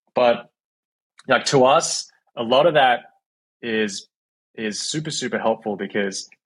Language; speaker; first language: English; native; English